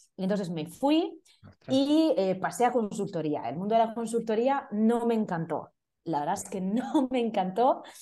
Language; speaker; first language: Spanish; non-native, fluent; Italian